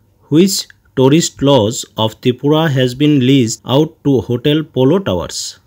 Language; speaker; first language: English; non-native, local second language; Bangla